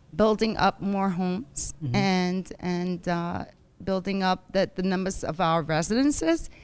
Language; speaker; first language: English; early bilingual, other home language; Spanish